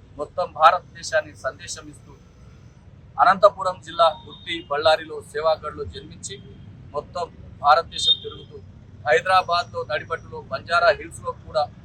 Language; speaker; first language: Telugu; non-native, local second language; Lambadi